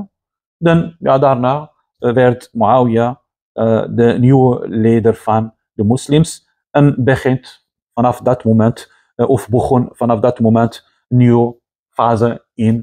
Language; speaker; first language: Dutch; non-native, fluent; Arabic